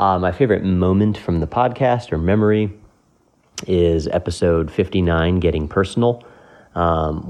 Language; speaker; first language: English; non-native, fluent; French